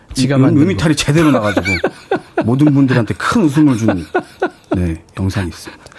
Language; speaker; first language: Korean; native; Korean